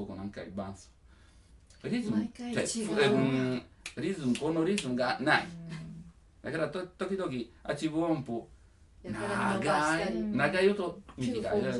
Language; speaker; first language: Japanese; non-native, learner; Italian